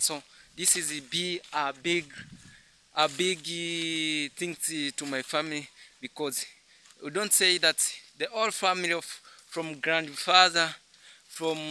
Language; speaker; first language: English; non-native, learner; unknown